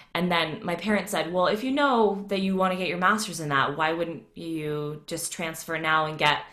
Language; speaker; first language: English; native; English